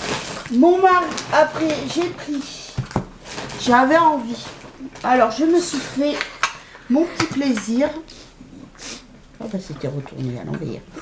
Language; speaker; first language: French; native; French